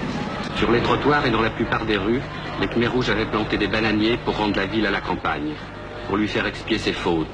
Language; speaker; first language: French; native; French